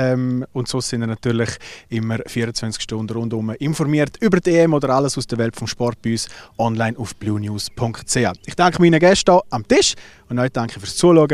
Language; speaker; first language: German; native; German